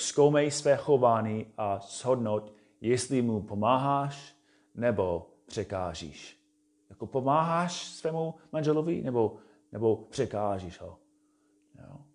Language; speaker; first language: Czech; non-native, fluent; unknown